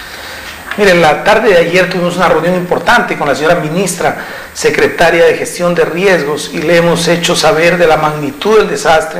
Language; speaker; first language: Spanish; native; Spanish